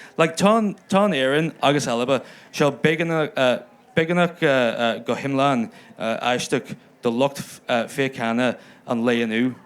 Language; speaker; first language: Irish; non-native, local second language; English